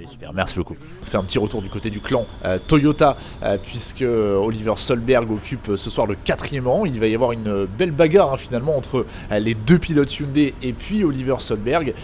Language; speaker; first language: French; native; French